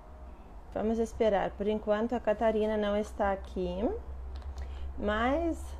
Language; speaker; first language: Portuguese; non-native, fluent; Russian